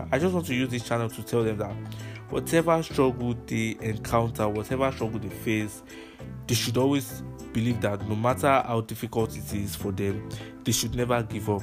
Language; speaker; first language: English; non-native, local second language; Yoruba